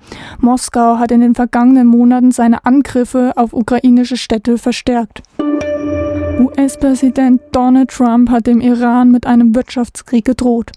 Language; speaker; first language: German; native; German